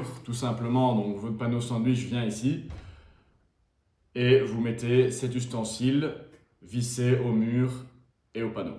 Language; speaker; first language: French; native; French